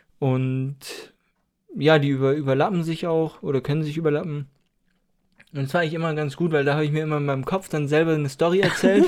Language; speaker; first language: German; native; German